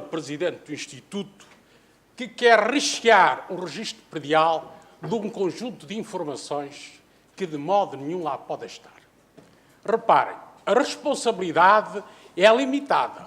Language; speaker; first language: Portuguese; native; Portuguese